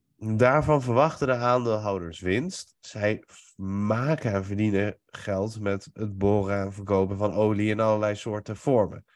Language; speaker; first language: Dutch; early bilingual, other home language; Persian